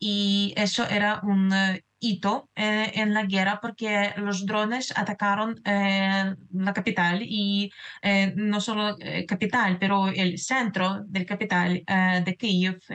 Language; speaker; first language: Spanish; non-native, fluent; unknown